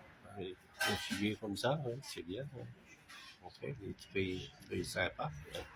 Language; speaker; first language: French; non-native, local second language; Réunion Creole French